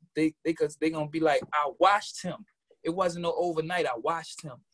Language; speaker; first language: English; native; English